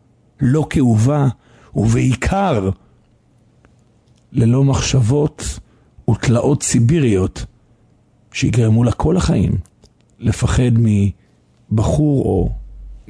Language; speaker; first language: Hebrew; native; Hebrew